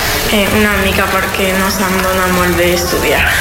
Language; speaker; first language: Catalan; non-native, fluent; Spanish